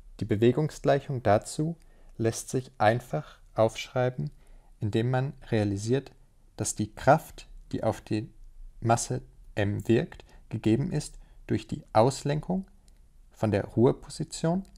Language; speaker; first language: German; native; German